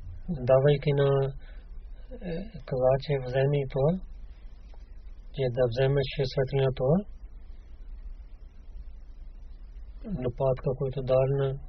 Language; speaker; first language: Bulgarian; non-native, learner; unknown